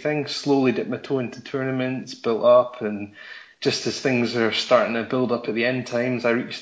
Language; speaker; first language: English; native; English